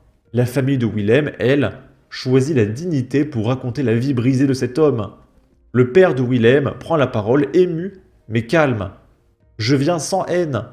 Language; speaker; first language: French; native; French